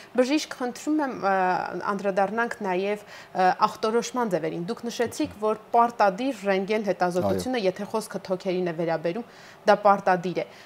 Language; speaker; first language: Armenian; native; Armenian